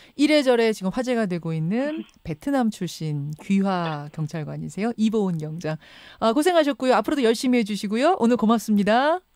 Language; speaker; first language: Korean; native; Korean